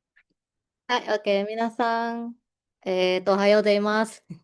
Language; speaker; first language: Japanese; non-native, fluent; Indonesian